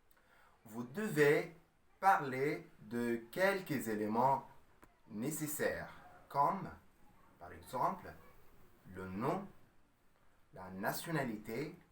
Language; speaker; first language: French; non-native, fluent; Arabic